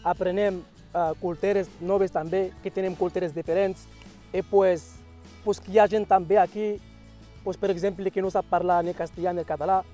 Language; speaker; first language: Catalan; early bilingual, other home language; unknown